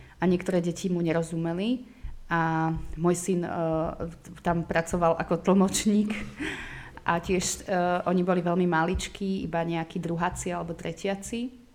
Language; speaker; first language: Slovak; native; Slovak